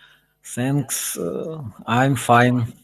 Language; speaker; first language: English; non-native, learner; Russian